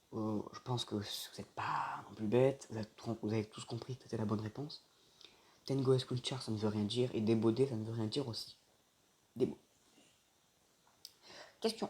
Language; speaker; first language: French; native; French